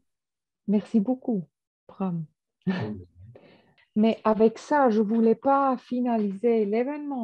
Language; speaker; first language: French; non-native, fluent; German